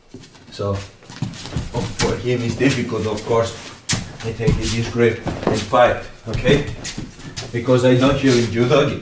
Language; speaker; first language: English; non-native, learner; Greek